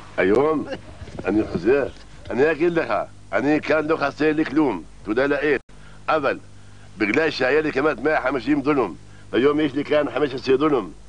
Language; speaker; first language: Hebrew; non-native, local second language; Arabic